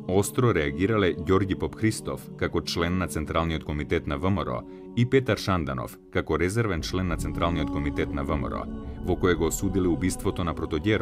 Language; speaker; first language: Macedonian; native; Macedonian